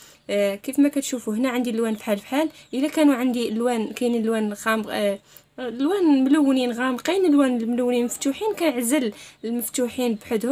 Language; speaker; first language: Arabic; native; Arabic